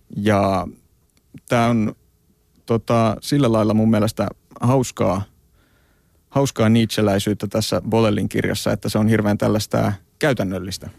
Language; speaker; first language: Finnish; native; Finnish